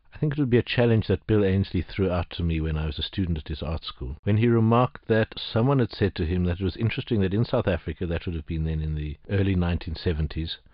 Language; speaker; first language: English; native; English